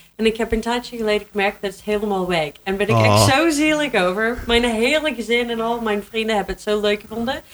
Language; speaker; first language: Dutch; non-native, fluent; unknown